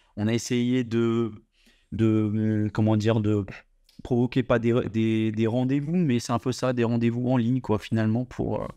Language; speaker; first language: French; native; French